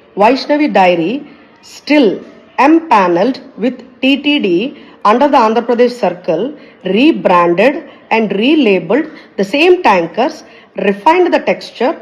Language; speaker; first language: English; non-native, local second language; Telugu